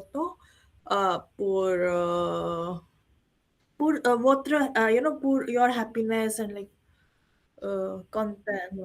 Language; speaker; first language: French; non-native, learner; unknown